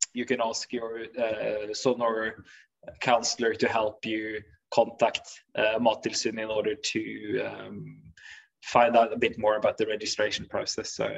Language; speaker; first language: English; non-native, fluent; Norwegian